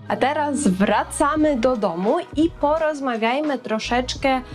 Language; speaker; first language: Polish; non-native, fluent; Ukrainian